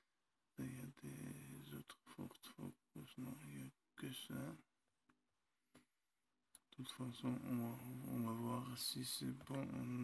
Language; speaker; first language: French; non-native, learner; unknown